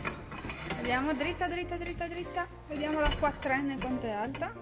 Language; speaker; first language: Italian; native; Italian